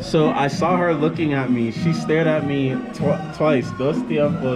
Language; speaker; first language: English; native; English